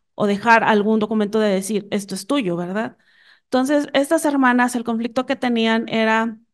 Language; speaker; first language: Spanish; non-native, local second language; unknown